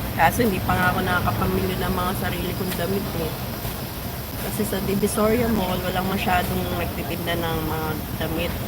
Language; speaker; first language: Filipino; native; Filipino